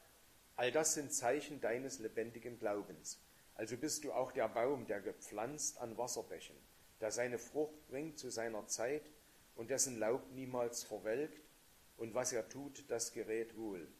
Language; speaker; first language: German; native; German